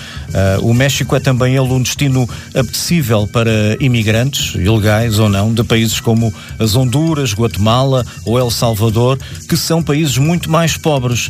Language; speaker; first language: Portuguese; native; Portuguese